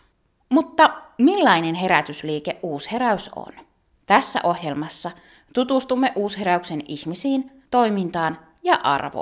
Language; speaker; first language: Finnish; native; Finnish